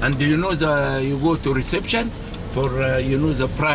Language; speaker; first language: English; non-native, learner; Arabic